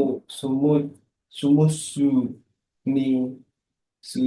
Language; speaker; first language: Japanese; non-native, learner; Indonesian